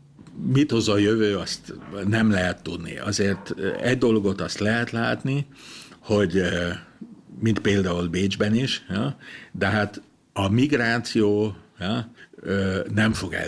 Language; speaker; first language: Hungarian; non-native, local second language; German